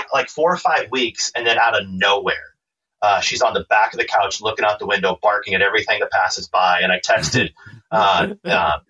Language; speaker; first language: English; native; English